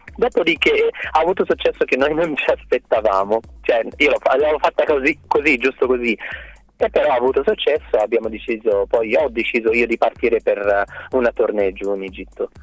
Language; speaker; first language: Italian; non-native, fluent; Arabic